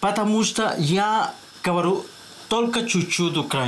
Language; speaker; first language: Ukrainian; non-native, learner; Spanish